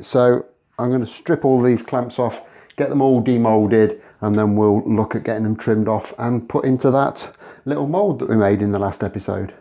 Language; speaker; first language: English; native; English